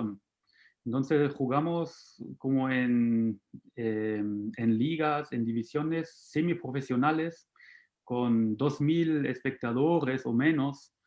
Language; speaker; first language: Spanish; non-native, fluent; German